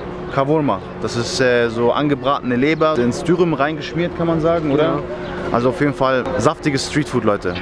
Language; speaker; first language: German; native; German